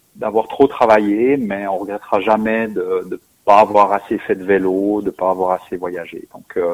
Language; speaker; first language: French; native; French